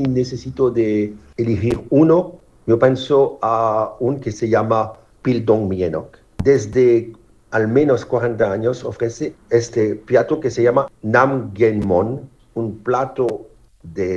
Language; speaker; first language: Spanish; non-native, fluent; French